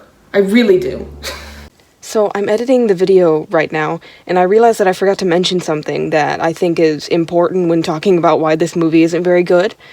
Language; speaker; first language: English; native; English